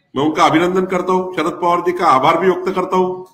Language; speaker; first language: Hindi; non-native, local second language; Marathi